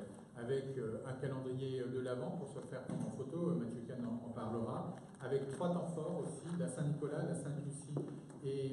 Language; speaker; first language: French; native; French